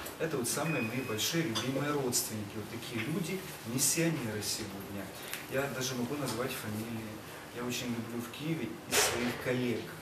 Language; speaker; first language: Russian; native; Russian